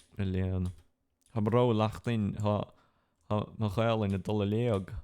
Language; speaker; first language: Irish; non-native, local second language; English